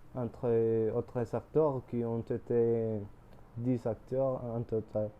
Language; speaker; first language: French; non-native, learner; Spanish